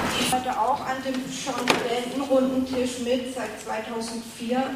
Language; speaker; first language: German; native; German